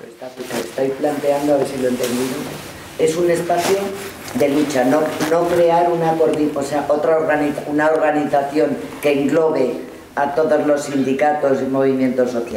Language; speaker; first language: Portuguese; non-native, learner; Spanish